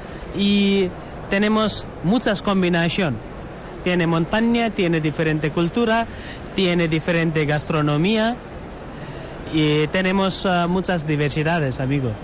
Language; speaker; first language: Spanish; non-native, learner; Nepali